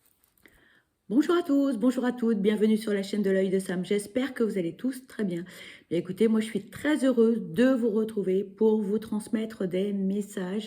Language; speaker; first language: French; native; French